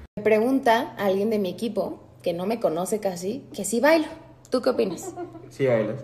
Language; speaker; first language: Spanish; native; Spanish